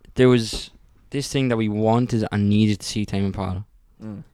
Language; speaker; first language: English; early bilingual, other home language; Italian